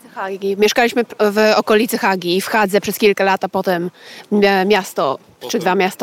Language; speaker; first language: Polish; early bilingual, heritage; Polish